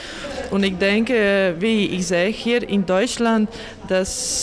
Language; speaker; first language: German; non-native, learner; Latvian